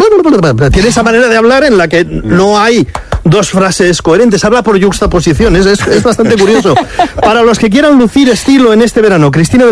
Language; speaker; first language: Spanish; native; Spanish